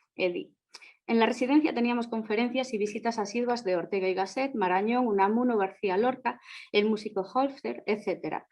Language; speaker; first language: Spanish; non-native, local second language; Galician